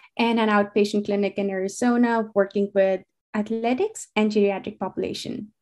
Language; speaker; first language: English; non-native, local second language; Hindi